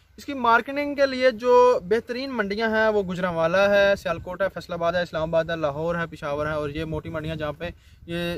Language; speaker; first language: Urdu; non-native, local second language; Punjabi